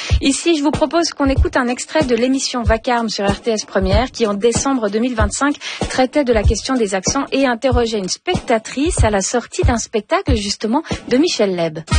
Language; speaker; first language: French; native; French